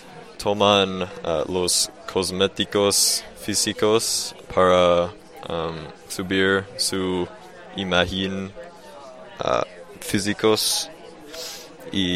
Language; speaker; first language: Spanish; non-native, learner; English